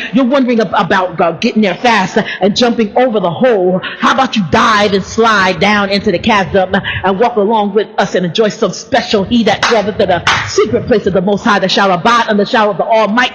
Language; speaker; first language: English; native; English